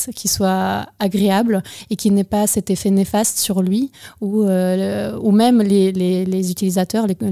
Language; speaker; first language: French; non-native, fluent; Ukrainian